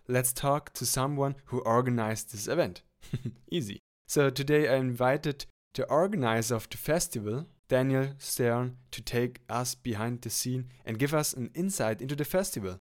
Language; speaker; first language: English; non-native, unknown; German